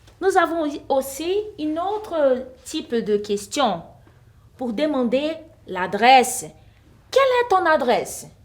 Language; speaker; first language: French; non-native, fluent; Portuguese